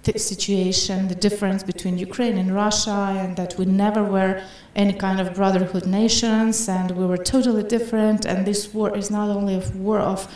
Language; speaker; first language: English; non-native, fluent; Ukrainian